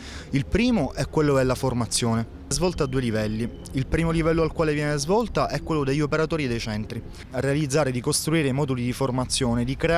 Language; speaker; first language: Italian; native; Italian